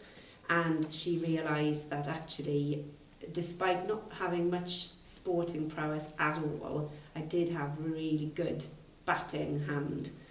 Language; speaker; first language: English; native; English